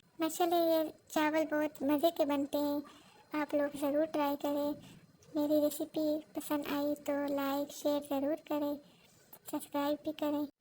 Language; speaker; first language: Urdu; non-native, local second language; Pashto